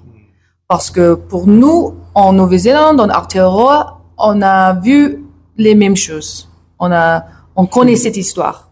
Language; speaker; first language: French; non-native, learner; English